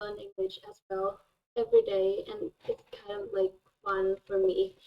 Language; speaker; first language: English; non-native, fluent; Thai